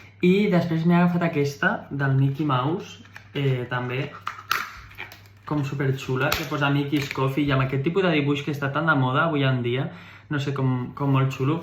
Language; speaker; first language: Catalan; native; Catalan